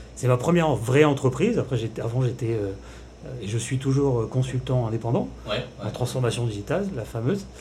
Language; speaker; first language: French; native; French